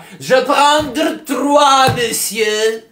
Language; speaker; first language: French; non-native, learner; English